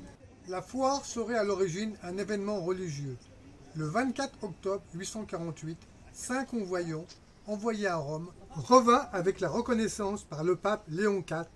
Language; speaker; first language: French; native; French